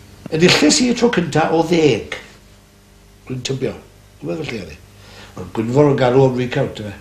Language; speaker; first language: Welsh; native; Welsh